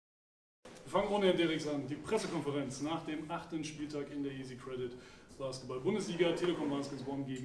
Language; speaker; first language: German; native; German